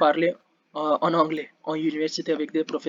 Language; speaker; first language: French; non-native, learner; Hindi